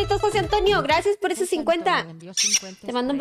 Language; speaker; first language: Spanish; native; Spanish